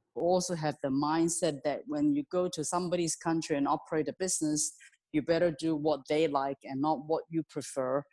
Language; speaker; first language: English; non-native, local second language; Cantonese